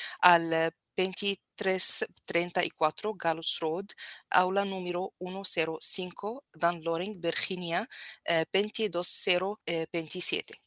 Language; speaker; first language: Spanish; non-native, fluent; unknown